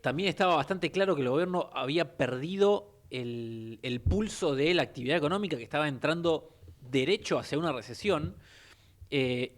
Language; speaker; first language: Spanish; native; Spanish